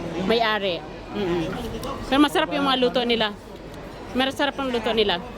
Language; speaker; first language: Filipino; non-native, local second language; Waray